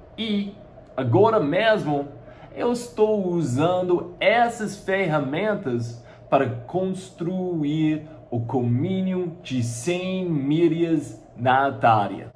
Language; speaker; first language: Portuguese; non-native, fluent; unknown